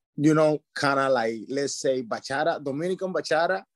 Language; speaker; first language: English; non-native, learner; Spanish